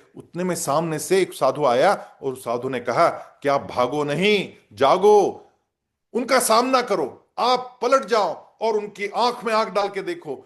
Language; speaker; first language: Hindi; non-native, local second language; Marathi